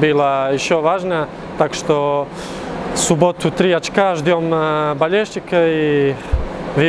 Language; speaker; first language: Russian; non-native, fluent; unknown